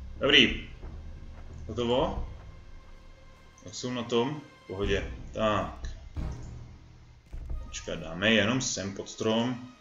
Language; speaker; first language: Czech; native; Czech